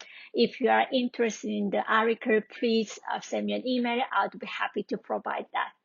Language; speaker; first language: English; non-native, fluent; Korean